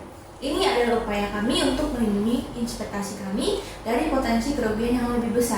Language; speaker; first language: Indonesian; native; Indonesian